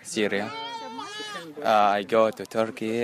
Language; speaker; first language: English; non-native, learner; Arabic